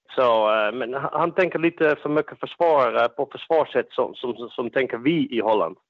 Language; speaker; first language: Swedish; non-native, fluent; Dutch